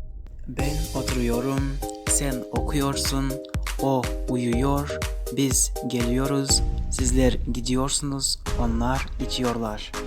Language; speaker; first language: Turkish; non-native, fluent; Kyrgyz